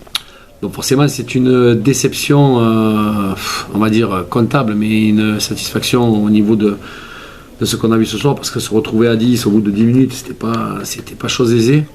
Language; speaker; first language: French; native; French